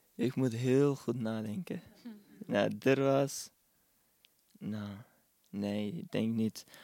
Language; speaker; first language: Dutch; non-native, fluent; Urdu